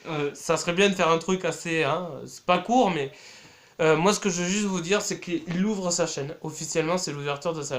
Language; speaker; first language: French; native; French